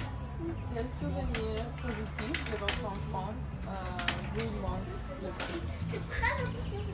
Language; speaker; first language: French; non-native, learner; English